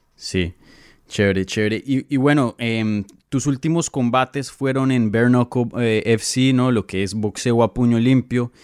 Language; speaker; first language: Spanish; native; Spanish